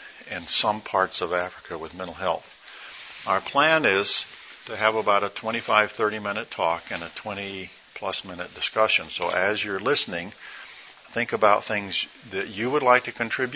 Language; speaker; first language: English; native; English